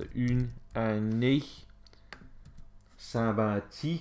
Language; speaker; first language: French; non-native, fluent; English